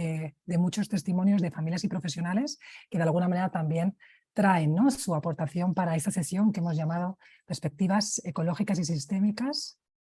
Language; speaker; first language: Spanish; native; Spanish